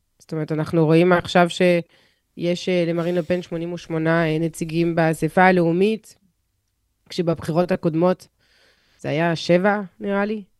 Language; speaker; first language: Hebrew; non-native, fluent; French